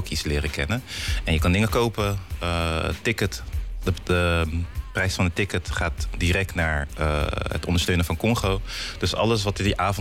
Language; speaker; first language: Dutch; native; Dutch